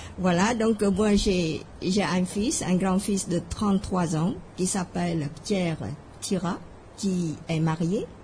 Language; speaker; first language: French; non-native, fluent; Khmer